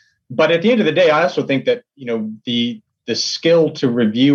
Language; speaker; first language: English; native; English